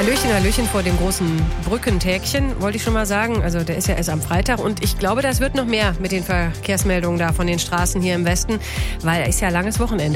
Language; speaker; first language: German; native; German